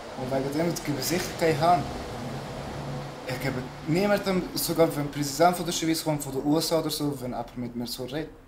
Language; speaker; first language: German; non-native, learner; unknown